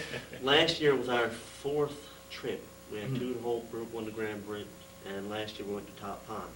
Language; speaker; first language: English; native; English